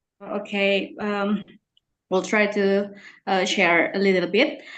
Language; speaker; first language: English; non-native, fluent; Indonesian